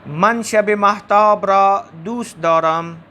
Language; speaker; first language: Persian; non-native, fluent; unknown